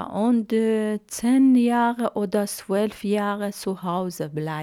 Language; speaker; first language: German; non-native, learner; Arabic